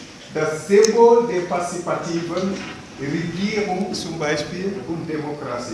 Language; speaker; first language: German; non-native, fluent; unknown